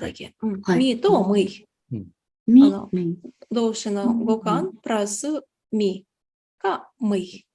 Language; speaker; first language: Japanese; non-native, fluent; Tatar